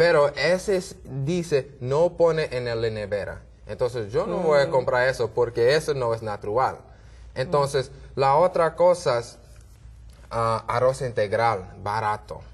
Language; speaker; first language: Spanish; non-native, learner; English